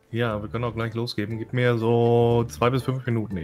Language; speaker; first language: German; native; German